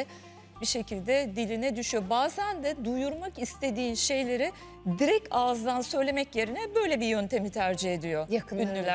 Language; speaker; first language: Turkish; native; Turkish